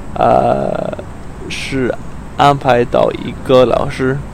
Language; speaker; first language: Chinese; non-native, fluent; English